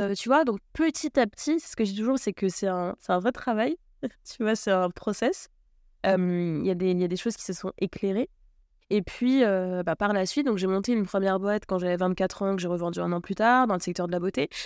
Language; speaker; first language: French; native; French